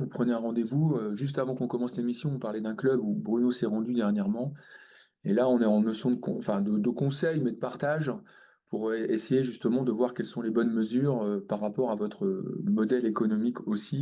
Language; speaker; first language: French; native; French